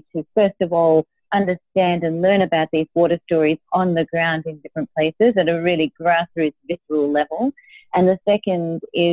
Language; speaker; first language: English; native; English